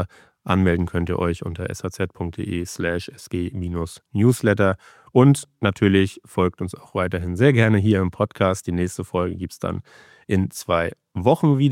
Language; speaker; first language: German; native; German